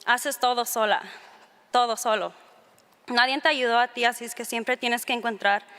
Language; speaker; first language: Spanish; early bilingual, heritage; Spanish